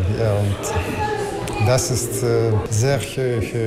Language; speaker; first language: German; non-native, learner; Russian